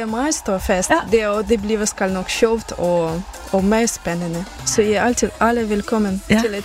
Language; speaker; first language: Danish; non-native, learner; Ukrainian